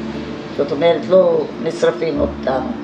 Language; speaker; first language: Hebrew; non-native, fluent; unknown